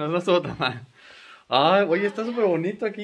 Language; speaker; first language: Spanish; native; Spanish